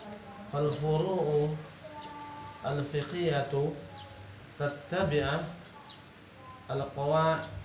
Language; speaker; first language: Arabic; non-native, learner; Indonesian